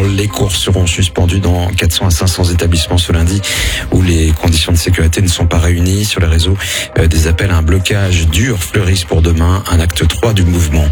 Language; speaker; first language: French; native; French